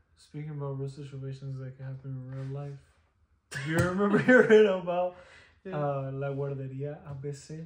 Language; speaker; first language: English; early bilingual, other home language; Spanish